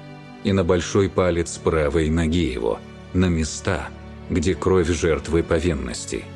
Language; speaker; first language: Russian; native; Russian